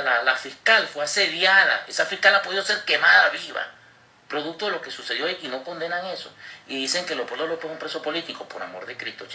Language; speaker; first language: Spanish; native; Spanish